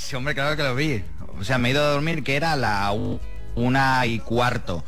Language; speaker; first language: Spanish; native; Spanish